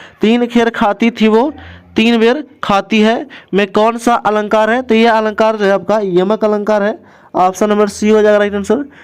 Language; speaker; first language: Hindi; native; Hindi